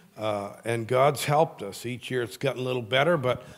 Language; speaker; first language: English; native; English